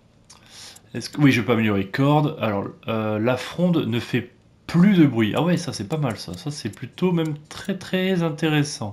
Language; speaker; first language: French; native; French